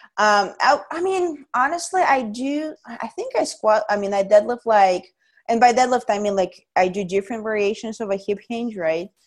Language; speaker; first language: English; non-native, fluent; Russian